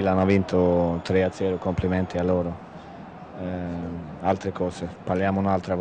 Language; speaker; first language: Italian; non-native, fluent; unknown